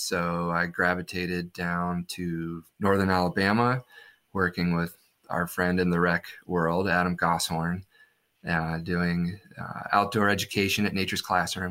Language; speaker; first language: English; native; English